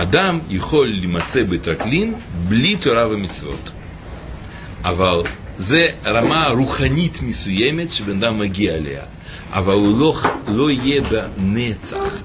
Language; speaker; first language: Hebrew; native; Hebrew